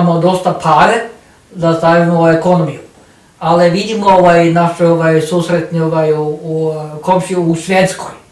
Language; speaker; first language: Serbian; non-native, learner; Norwegian